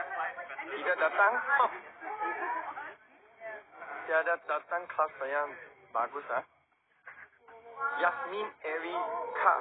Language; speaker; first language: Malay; non-native, learner; Korean